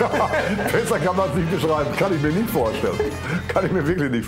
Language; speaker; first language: German; native; German